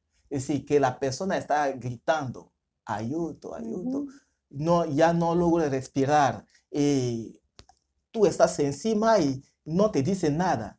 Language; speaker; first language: Spanish; non-native, fluent; French